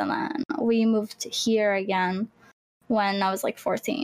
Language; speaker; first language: English; non-native, fluent; Greek